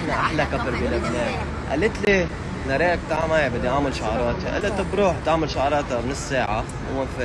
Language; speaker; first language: Arabic; native; Arabic